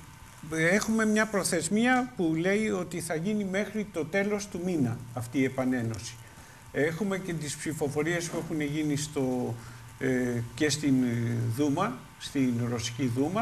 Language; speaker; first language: Greek; native; Greek